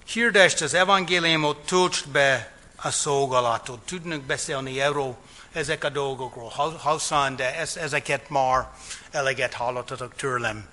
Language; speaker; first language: Hungarian; non-native, fluent; English